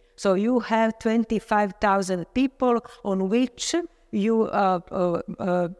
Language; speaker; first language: English; non-native, fluent; Slovenian